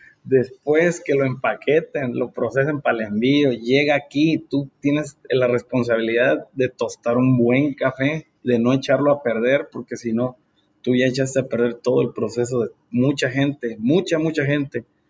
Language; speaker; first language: Spanish; native; Spanish